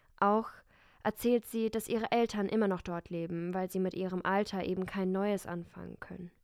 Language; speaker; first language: German; early bilingual, other home language; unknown